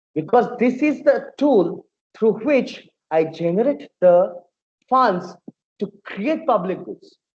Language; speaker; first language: English; non-native, local second language; Bangla